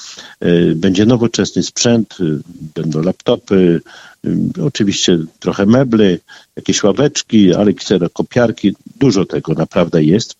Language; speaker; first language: Polish; native; Polish